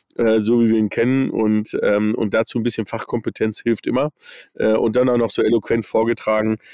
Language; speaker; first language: German; early bilingual, other home language; English